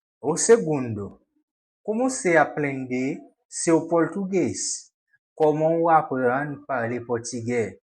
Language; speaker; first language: Portuguese; non-native, learner; Haitian Creole